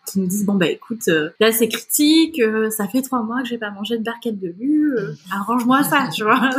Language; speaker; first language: French; native; French